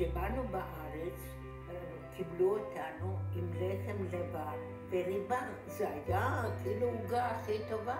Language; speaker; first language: Hebrew; non-native, fluent; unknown